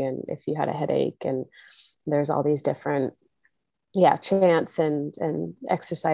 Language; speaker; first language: English; native; English